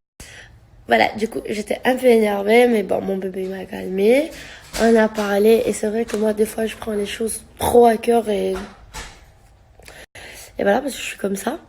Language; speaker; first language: French; native; French